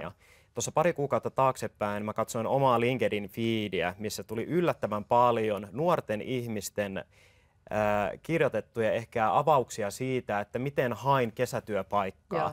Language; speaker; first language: Finnish; native; Finnish